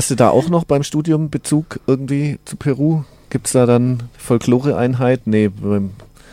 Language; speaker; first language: German; native; German